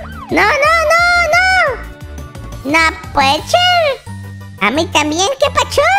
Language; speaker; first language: Spanish; native; Spanish